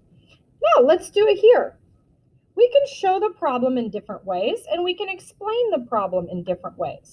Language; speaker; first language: English; native; English